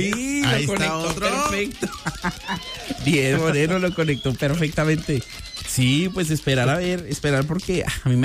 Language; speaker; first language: Spanish; native; Spanish